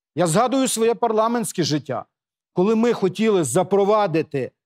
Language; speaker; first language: Ukrainian; native; Ukrainian